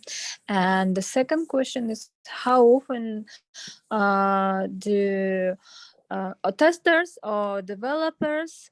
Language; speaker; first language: English; non-native, learner; Russian